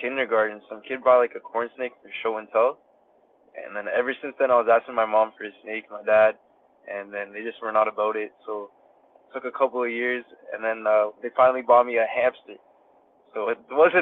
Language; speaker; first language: English; native; English